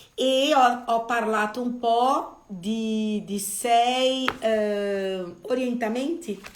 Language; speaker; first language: Italian; non-native, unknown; Portuguese